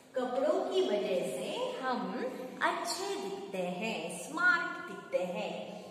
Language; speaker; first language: Hindi; non-native, local second language; Marathi